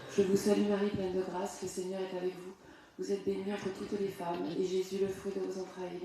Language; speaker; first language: French; native; French